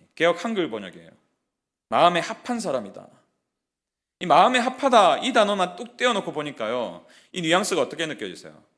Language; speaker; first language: Korean; native; Korean